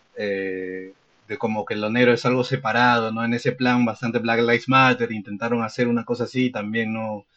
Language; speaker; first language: Spanish; native; Spanish